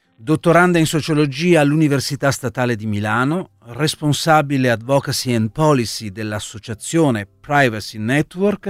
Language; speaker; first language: Italian; native; Italian